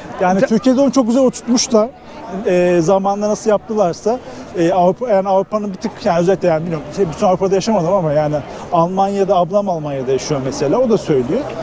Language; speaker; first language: Turkish; native; Turkish